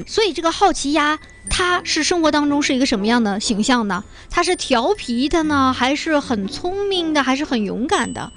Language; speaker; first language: Chinese; native; Chinese